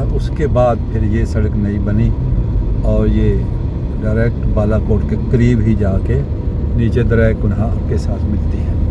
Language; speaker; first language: Urdu; non-native, local second language; Punjabi